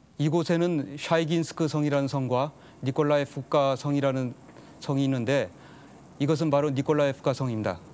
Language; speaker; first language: Korean; native; Korean